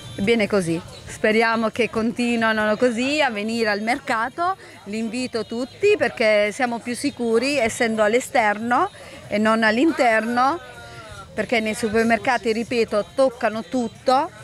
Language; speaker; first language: Italian; native; Italian